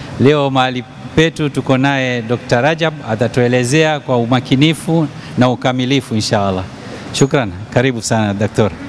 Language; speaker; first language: Swahili; native; Swahili